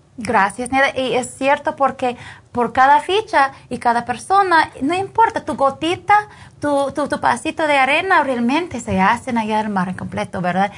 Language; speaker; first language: Spanish; non-native, fluent; English